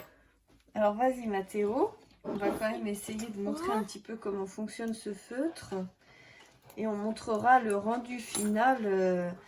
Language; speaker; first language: French; native; French